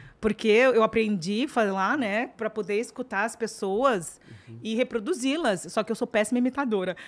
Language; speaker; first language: Portuguese; native; Portuguese